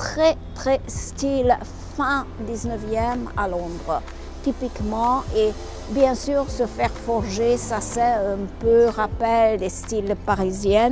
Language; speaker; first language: French; non-native, fluent; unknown